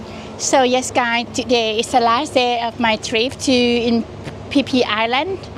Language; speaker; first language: English; non-native, learner; Thai